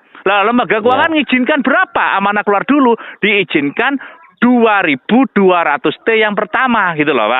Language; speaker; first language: Indonesian; non-native, local second language; Javanese